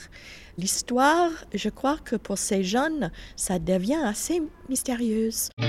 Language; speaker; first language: French; non-native, fluent; English